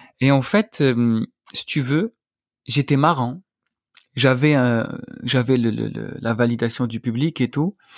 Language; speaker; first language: French; non-native, local second language; Arabic